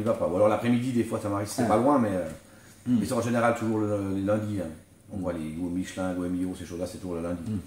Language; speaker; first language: French; native; French